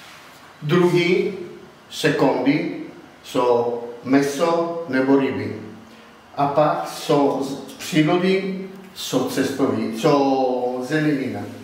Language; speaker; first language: Czech; non-native, learner; Italian